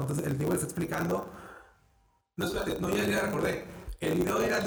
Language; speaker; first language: Spanish; native; Spanish